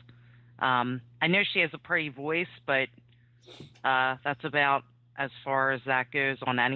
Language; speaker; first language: English; native; English